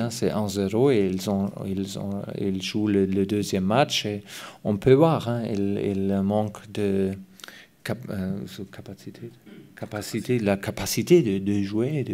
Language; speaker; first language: French; non-native, fluent; German